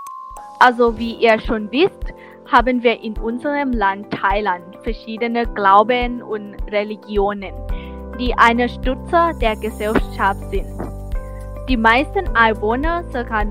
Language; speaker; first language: German; non-native, learner; Thai